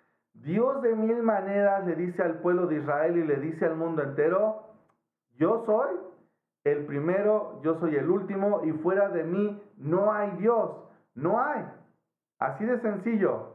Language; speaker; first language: Spanish; native; Spanish